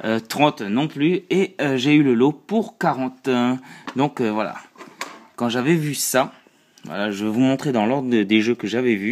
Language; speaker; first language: French; native; French